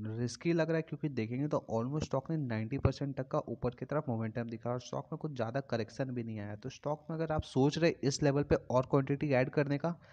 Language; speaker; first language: Hindi; native; Hindi